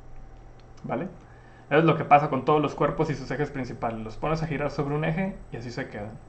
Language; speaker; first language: Spanish; native; Spanish